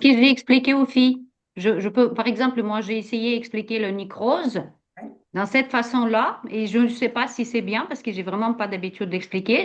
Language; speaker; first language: French; non-native, fluent; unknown